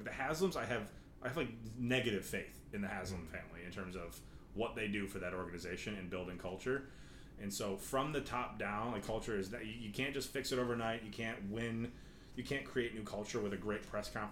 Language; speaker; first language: English; native; English